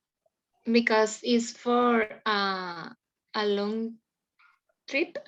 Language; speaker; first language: English; non-native, learner; Spanish